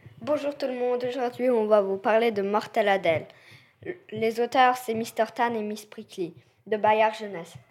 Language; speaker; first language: French; non-native, learner; English